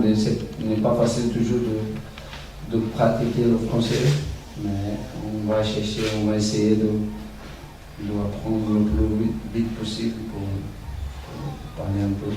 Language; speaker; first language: French; non-native, learner; Italian